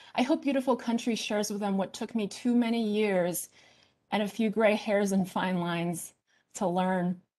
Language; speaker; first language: English; early bilingual, other home language; Chinese